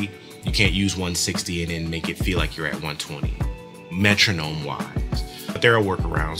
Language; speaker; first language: English; native; English